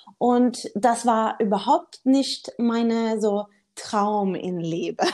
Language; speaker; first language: German; non-native, learner; Swedish